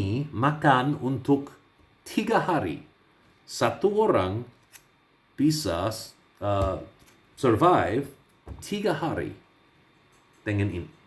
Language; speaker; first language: Indonesian; non-native, learner; English